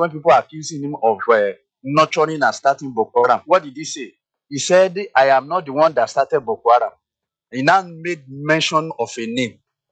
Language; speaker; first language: English; non-native, local second language; Yoruba